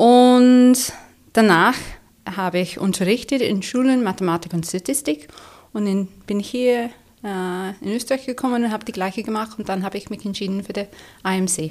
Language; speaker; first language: German; non-native, fluent; English